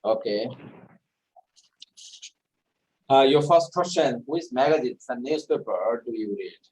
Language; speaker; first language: English; non-native, fluent; Bangla